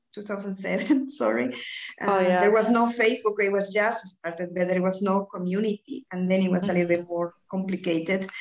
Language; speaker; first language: English; non-native, fluent; Spanish